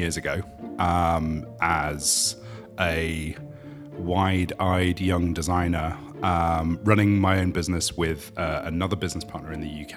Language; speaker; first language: English; native; English